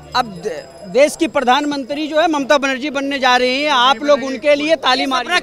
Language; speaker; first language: Hindi; non-native, local second language; Bangla